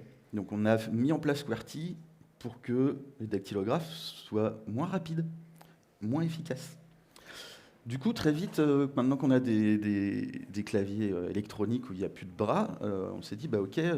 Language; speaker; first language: French; native; French